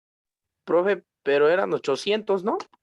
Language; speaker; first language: Spanish; native; Spanish